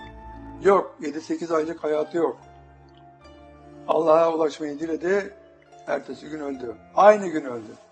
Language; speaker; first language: Turkish; native; Turkish